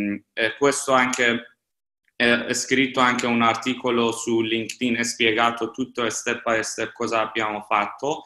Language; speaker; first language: Italian; non-native, fluent; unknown